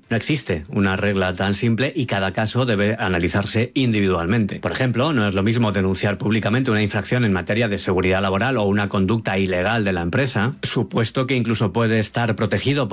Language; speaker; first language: Spanish; native; Spanish